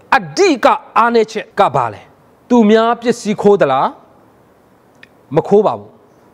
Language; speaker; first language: Burmese; non-native, local second language; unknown